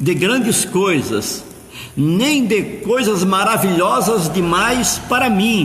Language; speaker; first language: Portuguese; native; Portuguese